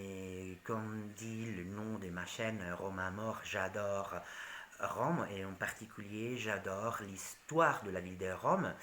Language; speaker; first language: French; non-native, learner; Italian